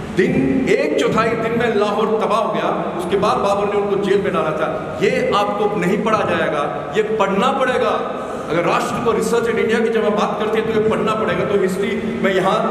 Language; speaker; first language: Urdu; non-native, local second language; Kashmiri